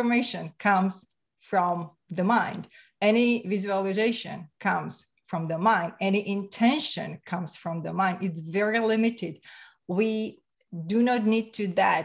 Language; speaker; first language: English; non-native, fluent; Slovak